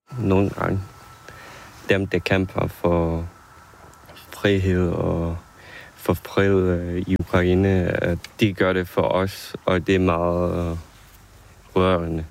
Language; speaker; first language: Danish; non-native, fluent; Ukrainian